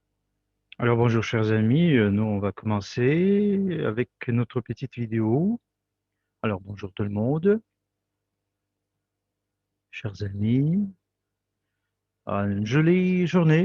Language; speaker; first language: French; non-native, fluent; Russian